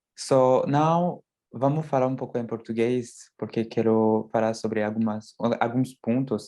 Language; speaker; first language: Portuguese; non-native, fluent; French